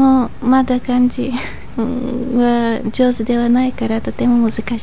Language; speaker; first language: Japanese; non-native, fluent; Bulgarian